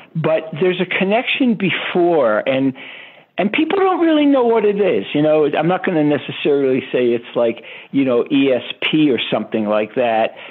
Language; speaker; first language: English; native; English